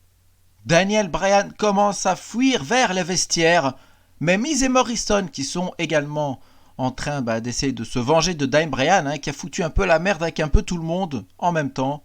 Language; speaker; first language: French; native; French